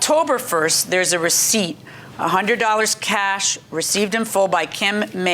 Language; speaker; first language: English; native; English